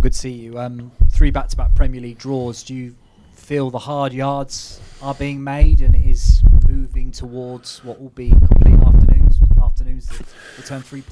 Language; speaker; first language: English; native; English